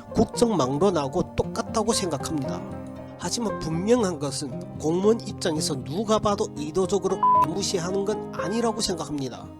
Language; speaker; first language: Korean; early bilingual, heritage; Korean